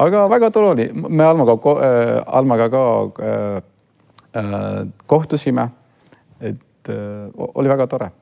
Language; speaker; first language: Estonian; non-native, fluent; Kurdish